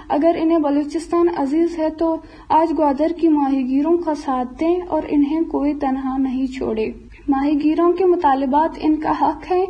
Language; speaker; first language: Urdu; non-native, local second language; Baluchi